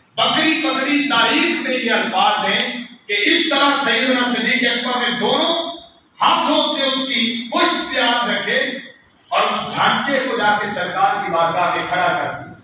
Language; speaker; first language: Urdu; non-native, local second language; Punjabi